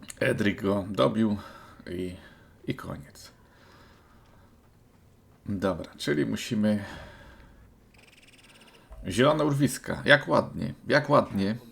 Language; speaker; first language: Polish; native; Polish